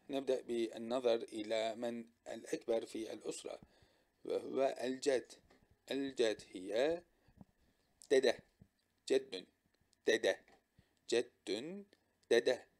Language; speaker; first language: Arabic; non-native, fluent; Turkish